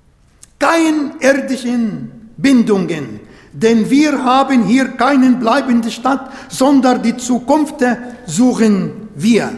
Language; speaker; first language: German; non-native, fluent; Arabic